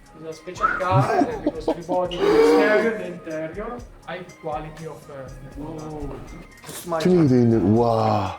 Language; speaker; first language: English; non-native, learner; Italian